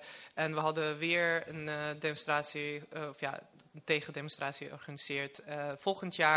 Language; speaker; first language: Dutch; non-native, fluent; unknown